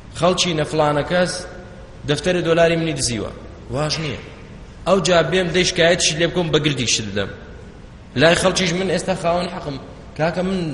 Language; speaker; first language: Central Kurdish; non-native, local second language; Kurdish